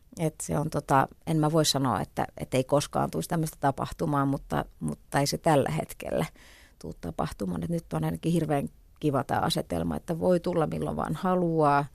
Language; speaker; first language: Finnish; native; Finnish